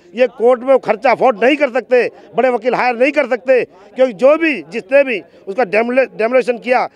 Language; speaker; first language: Hindi; native; Hindi